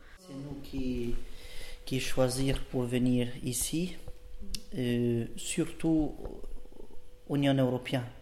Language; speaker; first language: French; non-native, learner; Albanian